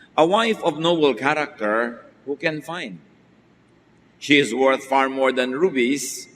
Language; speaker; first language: English; non-native, local second language; Filipino